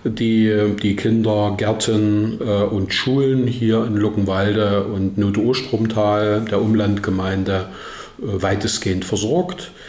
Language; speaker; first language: German; native; German